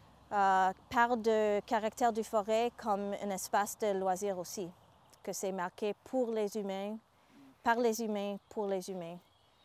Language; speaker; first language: French; non-native, fluent; English